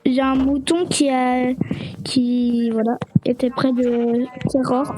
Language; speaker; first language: French; native; French